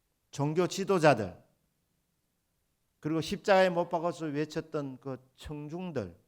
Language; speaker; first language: Korean; native; Korean